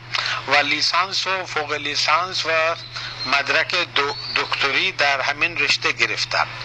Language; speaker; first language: Persian; non-native, fluent; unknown